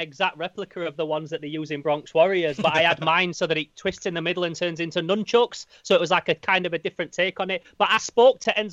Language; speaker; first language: English; native; English